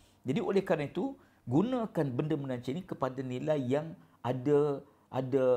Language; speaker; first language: Malay; native; Malay